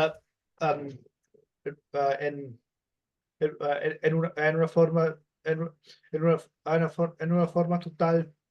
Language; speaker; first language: Spanish; non-native, learner; German